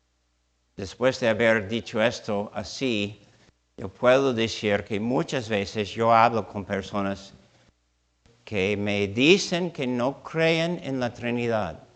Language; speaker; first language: Spanish; non-native, fluent; English